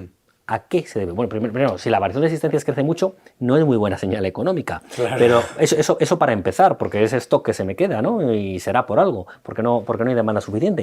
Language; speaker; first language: Spanish; native; Spanish